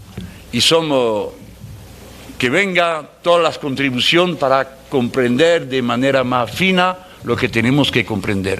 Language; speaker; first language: Spanish; non-native, fluent; French